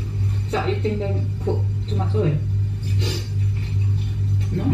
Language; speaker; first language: English; non-native, local second language; Indonesian